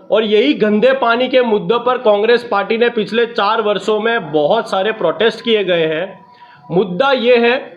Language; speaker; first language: Hindi; non-native, local second language; Gujarati